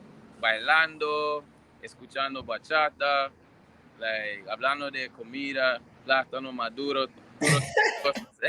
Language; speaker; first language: Spanish; non-native, learner; English